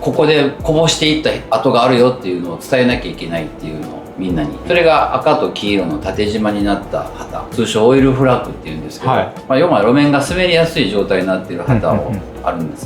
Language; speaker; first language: Japanese; native; Japanese